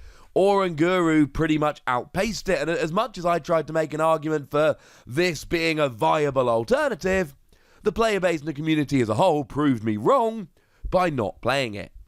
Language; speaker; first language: English; native; English